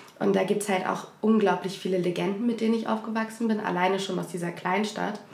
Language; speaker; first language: German; native; German